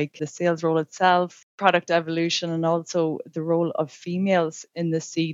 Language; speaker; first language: English; native; English